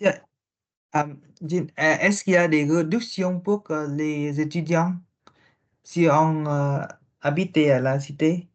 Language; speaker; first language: French; non-native, learner; Vietnamese